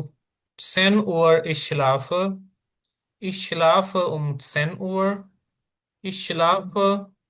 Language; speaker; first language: German; non-native, learner; Urdu